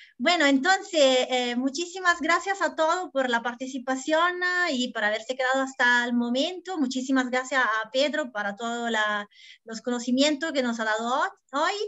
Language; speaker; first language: Spanish; non-native, fluent; Italian